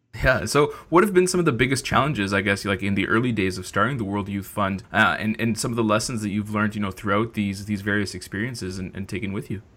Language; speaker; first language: English; native; English